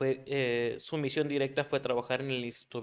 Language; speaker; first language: Spanish; native; Spanish